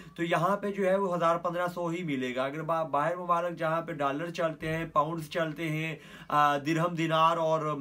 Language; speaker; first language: Urdu; non-native, local second language; Punjabi